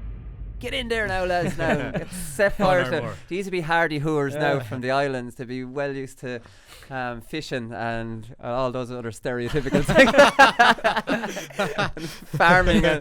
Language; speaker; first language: English; native; English